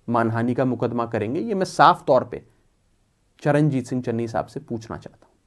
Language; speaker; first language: Hindi; non-native, local second language; Punjabi